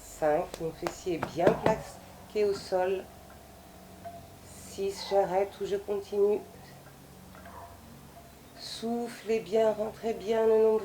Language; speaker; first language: French; native; French